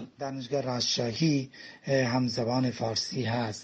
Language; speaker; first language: Persian; non-native, fluent; Bangla